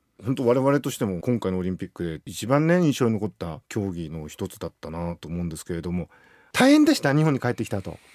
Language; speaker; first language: Japanese; native; Japanese